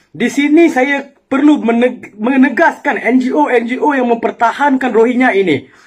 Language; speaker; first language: Malay; non-native, local second language; Tamil